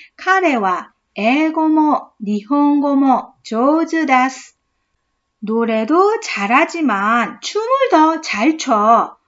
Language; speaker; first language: Korean; native; Korean